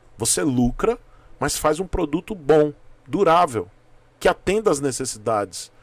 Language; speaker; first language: Portuguese; native; Portuguese